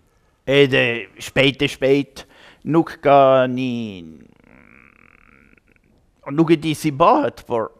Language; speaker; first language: Albanian; non-native, learner; German